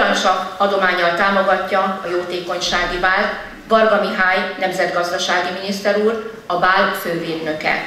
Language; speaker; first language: Hungarian; native; Hungarian